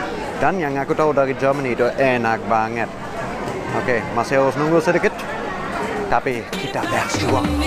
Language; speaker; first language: Indonesian; non-native, fluent; German